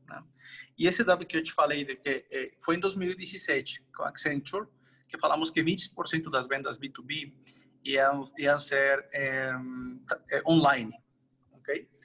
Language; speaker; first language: Portuguese; non-native, fluent; Spanish